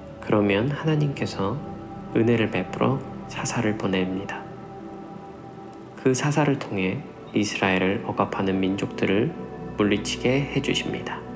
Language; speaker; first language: Korean; native; Korean